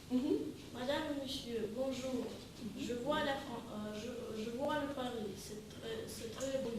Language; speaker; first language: French; non-native, learner; Russian